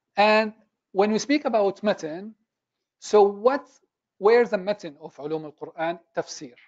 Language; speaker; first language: English; non-native, fluent; Arabic